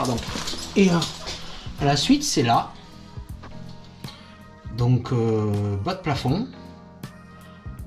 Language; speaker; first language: French; native; French